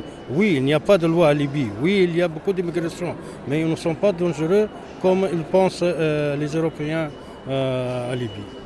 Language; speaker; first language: French; non-native, learner; Arabic